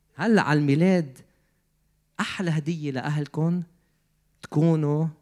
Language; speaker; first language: Arabic; native; Arabic